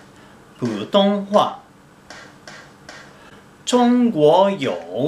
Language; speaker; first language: Chinese; non-native, fluent; Japanese